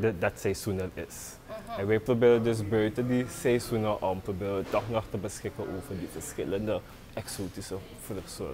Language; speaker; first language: Dutch; native; Dutch